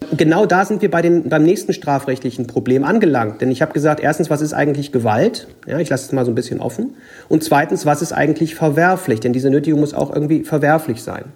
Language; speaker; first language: German; native; German